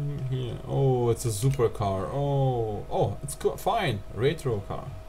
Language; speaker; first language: English; non-native, fluent; German